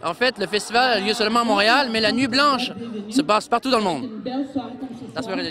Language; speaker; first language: French; native; French